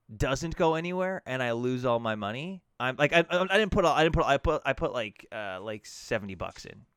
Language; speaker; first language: English; native; English